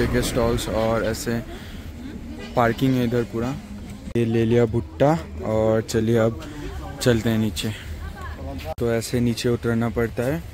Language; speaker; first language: Hindi; non-native, local second language; Assamese